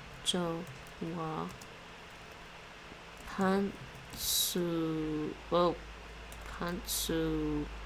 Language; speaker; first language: Japanese; non-native, learner; English